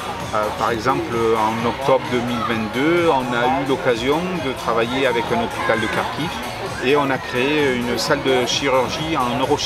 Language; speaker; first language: French; native; French